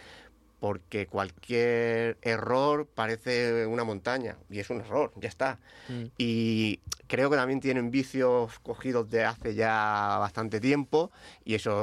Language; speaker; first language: Spanish; native; Spanish